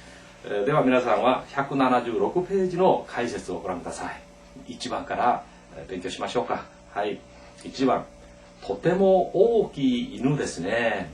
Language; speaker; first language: Japanese; non-native, fluent; Korean